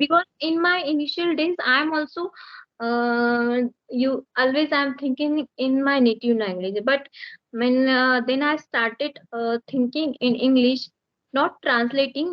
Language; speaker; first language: English; non-native, learner; Marathi